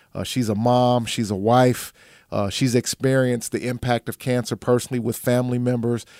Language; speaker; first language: English; native; English